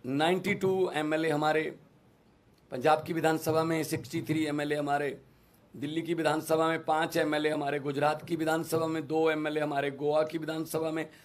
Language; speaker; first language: Hindi; non-native, local second language; Punjabi